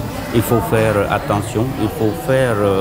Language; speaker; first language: French; non-native, fluent; Khmer